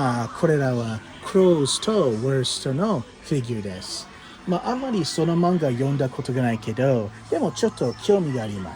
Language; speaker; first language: Japanese; non-native, fluent; English